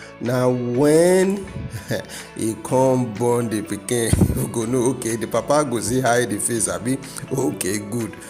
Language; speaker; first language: Nigerian Pidgin; non-native, local second language; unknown